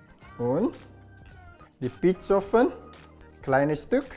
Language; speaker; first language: German; non-native, learner; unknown